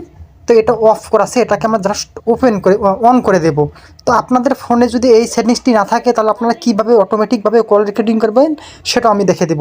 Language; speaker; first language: Bangla; native; Bangla